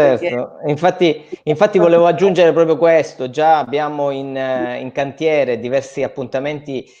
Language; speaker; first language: Italian; native; Italian